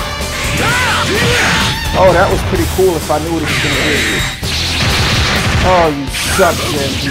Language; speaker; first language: English; native; English